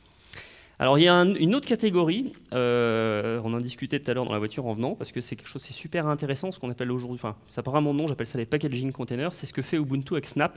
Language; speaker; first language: French; native; French